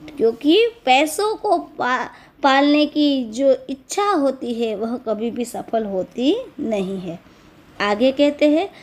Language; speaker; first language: Hindi; non-native, local second language; Gujarati